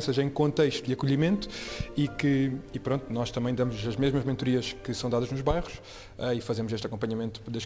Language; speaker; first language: Portuguese; native; Portuguese